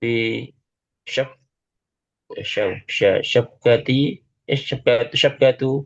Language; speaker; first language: Arabic; non-native, learner; Indonesian